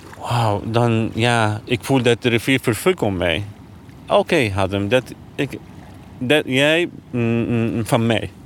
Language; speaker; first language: Dutch; non-native, learner; Arabic